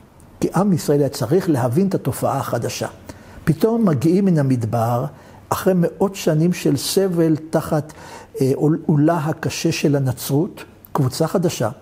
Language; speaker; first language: Hebrew; native; Hebrew